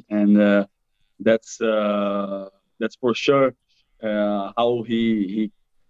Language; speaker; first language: English; non-native, fluent; Portuguese